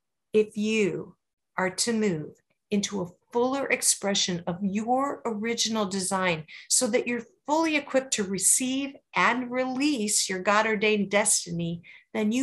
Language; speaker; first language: English; native; English